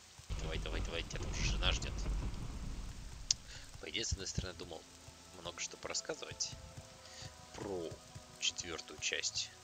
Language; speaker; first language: Russian; native; Russian